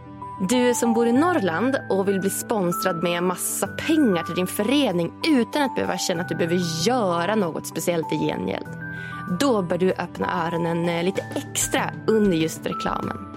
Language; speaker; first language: Swedish; native; Swedish